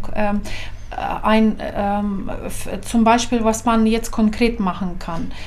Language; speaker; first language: German; non-native, fluent; Ukrainian